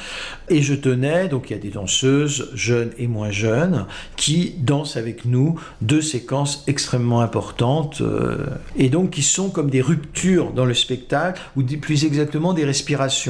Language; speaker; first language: French; native; French